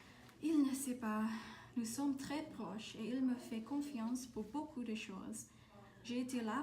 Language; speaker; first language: French; non-native, learner; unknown